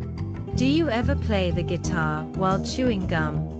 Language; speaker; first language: English; non-native, learner; Spanish